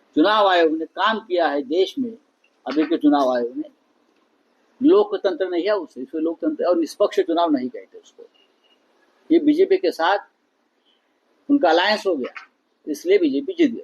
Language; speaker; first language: Hindi; non-native, local second language; Marathi